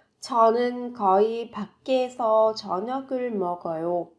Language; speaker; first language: Korean; non-native, fluent; Vietnamese